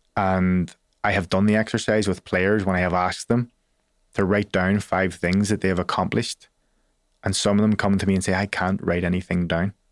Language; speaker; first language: English; native; English